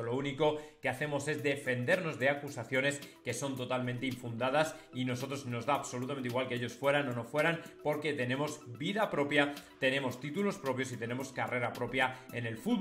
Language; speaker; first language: Spanish; native; Spanish